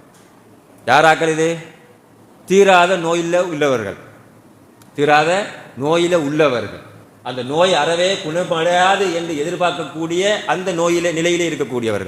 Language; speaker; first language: Tamil; native; Tamil